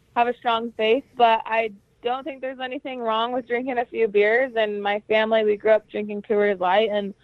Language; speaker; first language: English; native; English